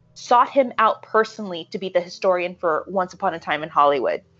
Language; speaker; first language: English; native; English